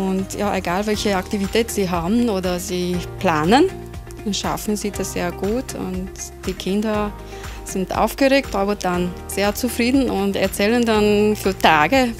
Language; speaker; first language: German; non-native, fluent; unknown